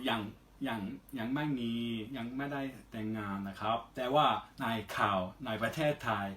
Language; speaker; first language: Thai; non-native, fluent; English